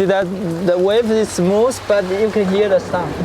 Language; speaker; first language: English; non-native, learner; Chinese